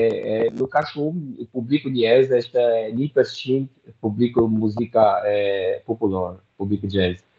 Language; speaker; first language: Albanian; non-native, learner; Portuguese